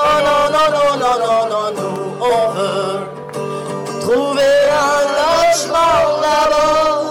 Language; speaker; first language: French; native; French